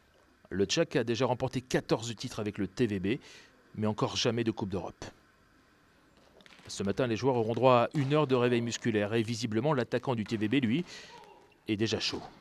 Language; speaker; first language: French; native; French